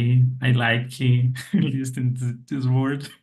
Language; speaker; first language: English; non-native, learner; Portuguese